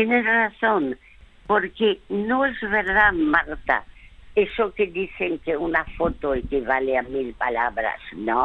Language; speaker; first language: Spanish; early bilingual, other home language; French